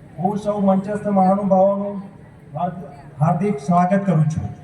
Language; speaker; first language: Gujarati; native; Gujarati